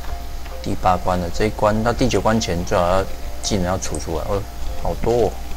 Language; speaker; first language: Chinese; native; Chinese